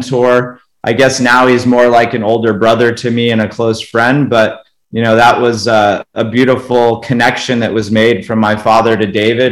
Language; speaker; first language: English; native; English